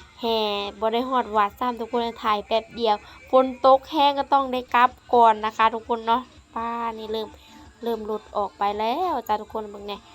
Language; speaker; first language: Thai; non-native, local second language; Lao